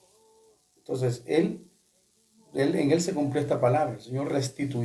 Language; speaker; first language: Spanish; native; Spanish